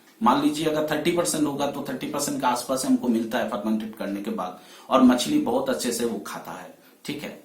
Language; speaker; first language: Hindi; non-native, local second language; Bangla